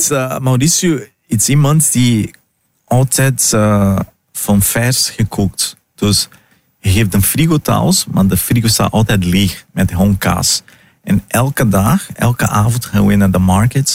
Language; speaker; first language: Dutch; non-native, learner; Portuguese